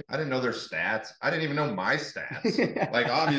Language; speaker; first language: English; native; English